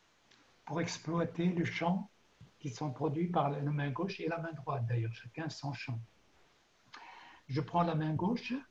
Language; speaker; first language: French; native; French